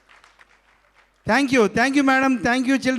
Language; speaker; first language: Telugu; native; Telugu